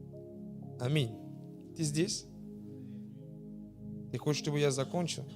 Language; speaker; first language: Russian; non-native, fluent; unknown